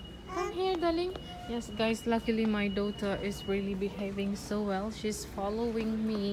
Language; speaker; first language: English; non-native, local second language; Filipino